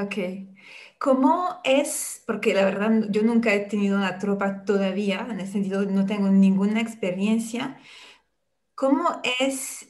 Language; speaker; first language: Spanish; non-native, fluent; French